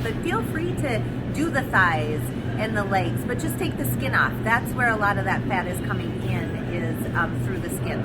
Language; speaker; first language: English; native; English